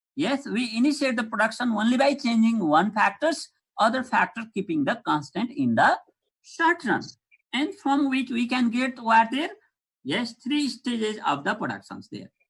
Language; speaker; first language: English; non-native, local second language; Nepali